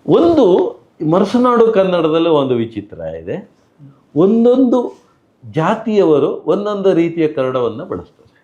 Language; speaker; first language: Kannada; native; Kannada